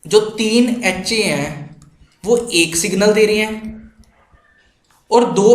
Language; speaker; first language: Hindi; non-native, local second language; Punjabi